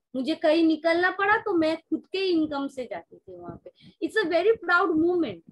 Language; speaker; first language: Hindi; non-native, local second language; Bangla